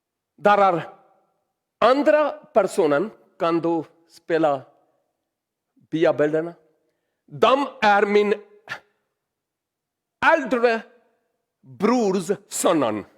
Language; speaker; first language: Swedish; non-native, learner; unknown